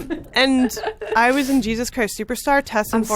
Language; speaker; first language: English; native; English